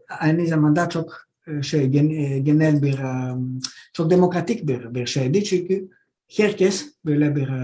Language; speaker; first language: Turkish; non-native, fluent; Greek